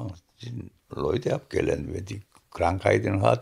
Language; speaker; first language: German; non-native, fluent; Greek